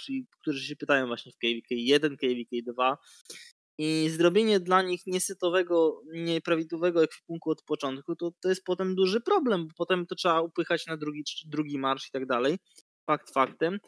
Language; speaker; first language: Polish; native; Polish